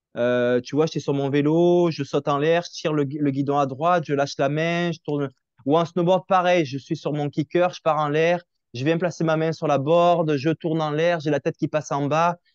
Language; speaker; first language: French; native; French